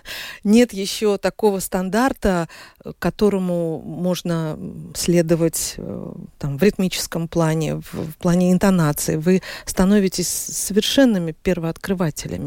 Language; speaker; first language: Russian; native; Russian